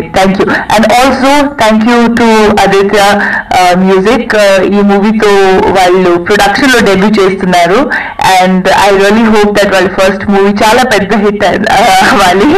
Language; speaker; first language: Telugu; non-native, fluent; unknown